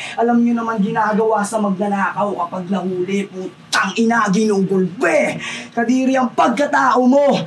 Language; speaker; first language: Filipino; native; Filipino